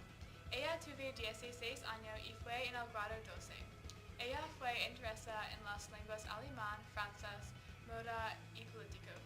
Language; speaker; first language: Spanish; non-native, learner; English